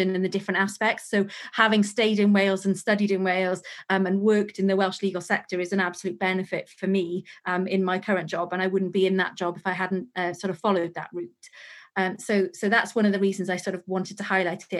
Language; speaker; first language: English; native; English